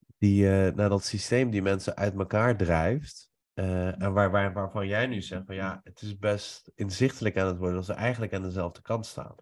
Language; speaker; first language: Dutch; early bilingual, other home language; Persian